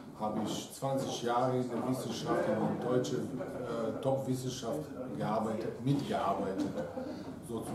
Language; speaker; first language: German; non-native, fluent; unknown